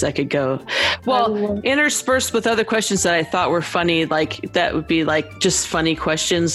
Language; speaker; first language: English; native; English